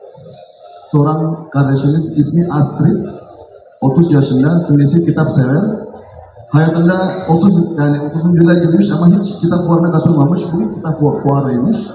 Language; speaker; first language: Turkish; non-native, fluent; Indonesian